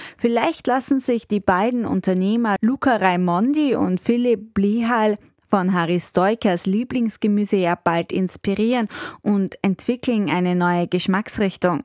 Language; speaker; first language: German; native; German